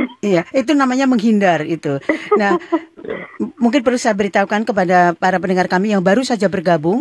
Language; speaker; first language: Indonesian; native; Indonesian